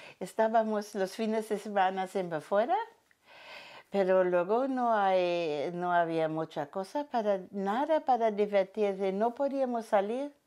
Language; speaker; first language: Spanish; non-native, fluent; German